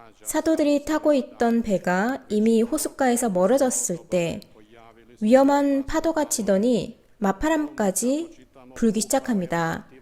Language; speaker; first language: Korean; native; Korean